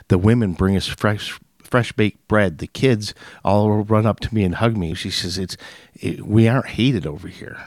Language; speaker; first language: English; native; English